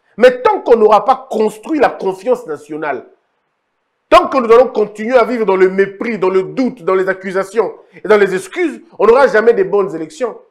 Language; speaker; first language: French; non-native, local second language; Lingala